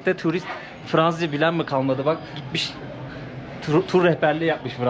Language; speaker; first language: Turkish; native; Turkish